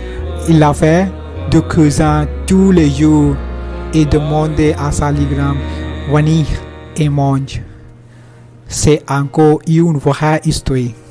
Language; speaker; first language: French; non-native, learner; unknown